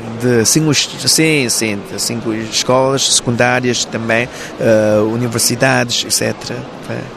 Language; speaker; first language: Portuguese; non-native, local second language; Cantonese